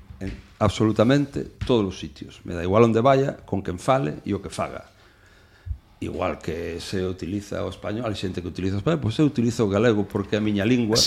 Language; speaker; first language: Galician; non-native, local second language; Spanish